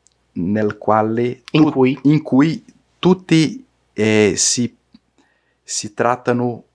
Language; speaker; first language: Italian; non-native, learner; Portuguese